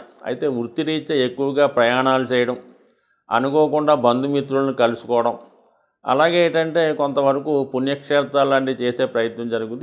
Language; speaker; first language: Telugu; native; Telugu